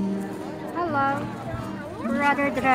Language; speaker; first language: English; non-native, local second language; Filipino